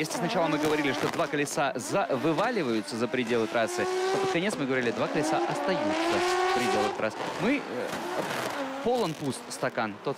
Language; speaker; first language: Russian; native; Russian